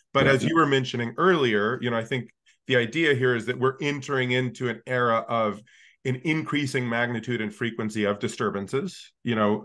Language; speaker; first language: English; native; English